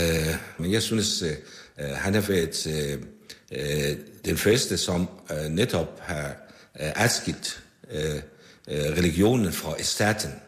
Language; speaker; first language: Danish; non-native, fluent; Persian